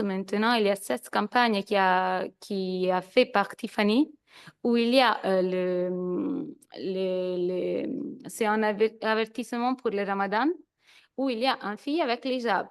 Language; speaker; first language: French; non-native, fluent; Italian